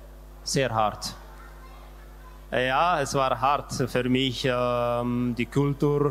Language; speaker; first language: German; non-native, learner; Tigrinya